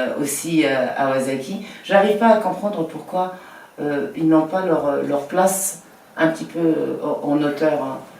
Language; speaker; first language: French; native; French